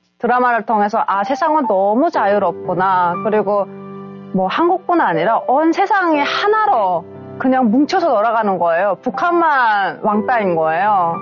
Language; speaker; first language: Korean; native; Korean